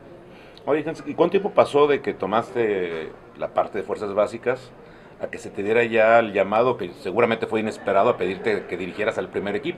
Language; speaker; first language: Spanish; native; Spanish